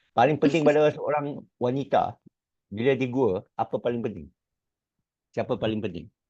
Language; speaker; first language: Malay; non-native, local second language; Chinese